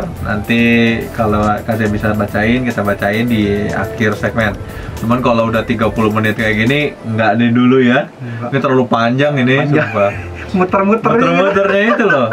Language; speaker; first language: Indonesian; native; Indonesian